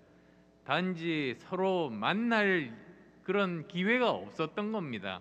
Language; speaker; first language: Korean; native; Korean